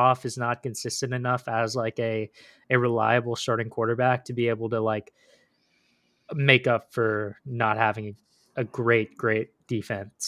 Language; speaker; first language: English; native; English